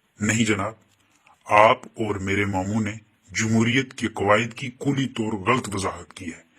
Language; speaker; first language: Urdu; non-native, local second language; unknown